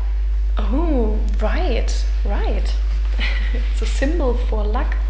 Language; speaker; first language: English; non-native, fluent; German